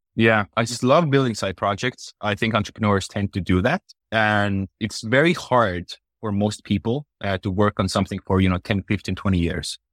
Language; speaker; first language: English; non-native, fluent; Estonian